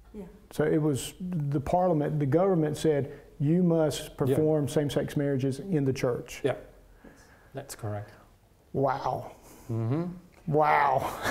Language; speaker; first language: English; native; English